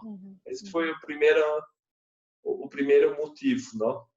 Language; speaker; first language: Portuguese; non-native, fluent; German